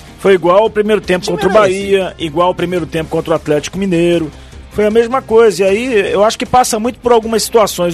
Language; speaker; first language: Portuguese; native; Portuguese